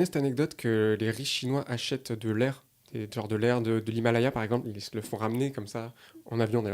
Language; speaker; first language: French; native; French